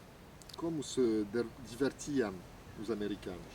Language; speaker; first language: Portuguese; non-native, fluent; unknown